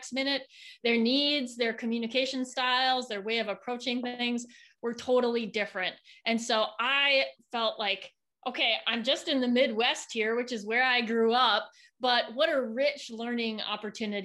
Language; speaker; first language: English; native; English